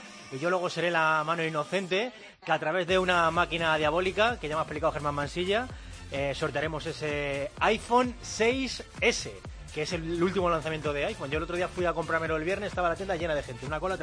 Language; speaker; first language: Spanish; native; Spanish